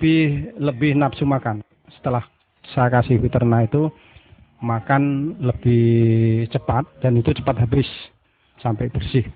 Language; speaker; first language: Indonesian; non-native, local second language; Javanese